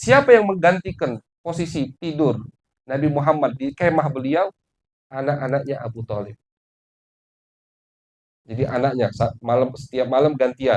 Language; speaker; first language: Indonesian; native; Indonesian